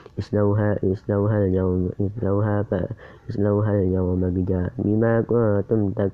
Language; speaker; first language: Arabic; non-native, learner; Indonesian